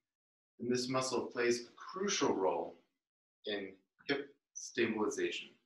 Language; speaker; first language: English; native; English